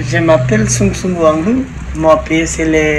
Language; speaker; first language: French; non-native, learner; Bangla